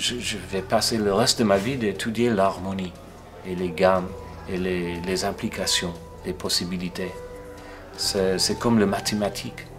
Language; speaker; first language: French; non-native, fluent; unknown